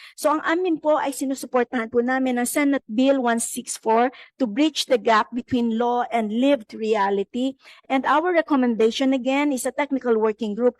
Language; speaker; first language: English; non-native, local second language; Filipino